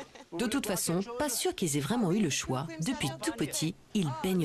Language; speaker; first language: French; native; French